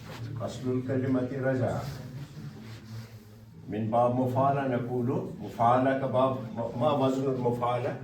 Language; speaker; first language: Arabic; non-native, fluent; Kashmiri